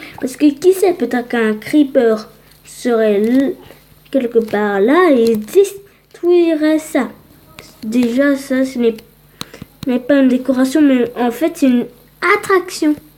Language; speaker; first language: French; early bilingual, other home language; Polish